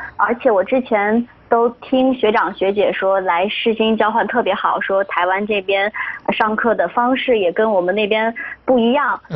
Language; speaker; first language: Chinese; native; Chinese